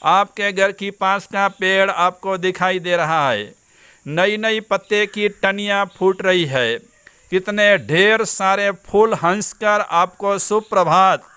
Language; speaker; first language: Hindi; non-native, local second language; Gujarati